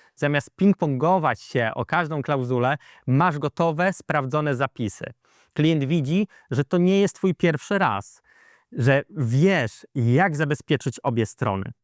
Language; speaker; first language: Polish; native; Polish